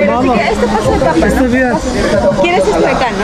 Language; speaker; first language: Spanish; native; Spanish